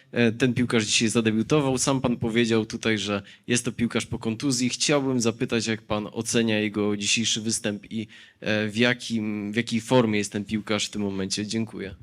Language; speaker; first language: Polish; native; Polish